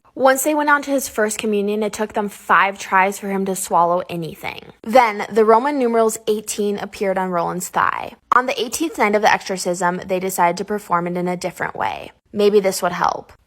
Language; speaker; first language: English; native; English